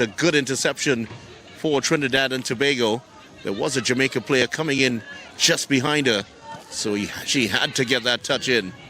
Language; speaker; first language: English; native; English